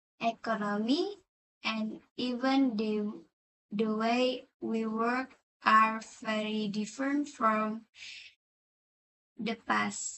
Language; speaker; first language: English; non-native, learner; Indonesian